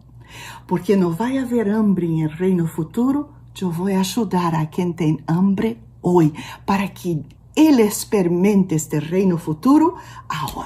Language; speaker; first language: Spanish; non-native, local second language; Portuguese